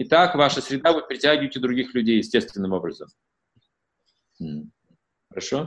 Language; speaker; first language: Russian; native; Russian